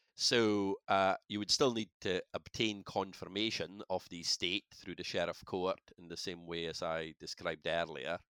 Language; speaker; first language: English; native; English